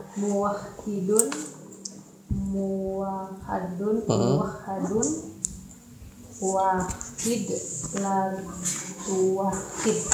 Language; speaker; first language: Arabic; non-native, learner; Indonesian